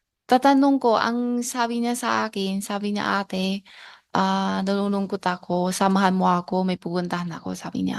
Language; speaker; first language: Filipino; non-native, learner; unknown